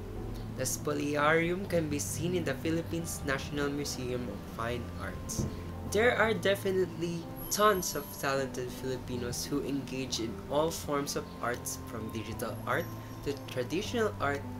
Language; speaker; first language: English; non-native, local second language; Filipino